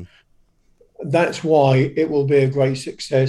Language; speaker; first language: English; native; English